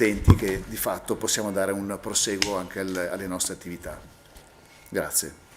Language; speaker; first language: Italian; native; Italian